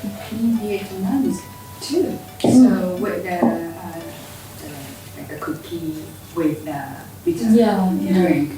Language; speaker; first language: English; non-native, learner; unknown